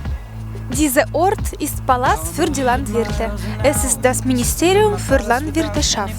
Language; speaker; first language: German; non-native, learner; Russian